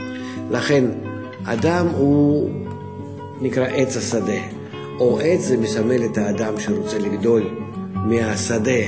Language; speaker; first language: Hebrew; non-native, fluent; Russian